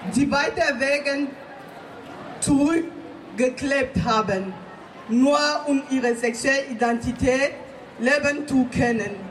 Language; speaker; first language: German; non-native, learner; French